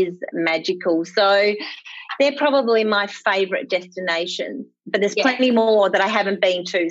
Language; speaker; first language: English; native; English